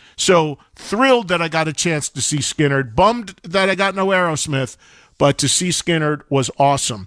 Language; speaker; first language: English; native; English